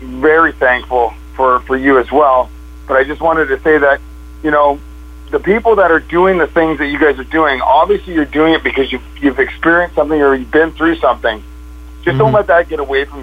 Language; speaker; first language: English; native; English